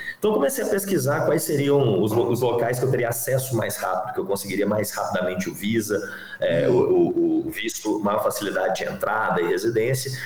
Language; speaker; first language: Portuguese; native; Portuguese